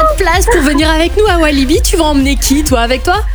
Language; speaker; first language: French; native; French